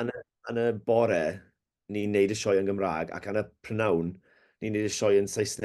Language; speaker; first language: Welsh; non-native, learner; English